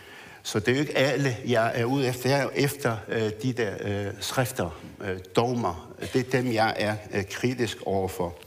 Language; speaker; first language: Danish; early bilingual, other home language; Arabic